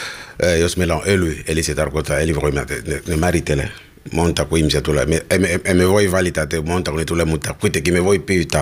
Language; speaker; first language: Finnish; non-native, learner; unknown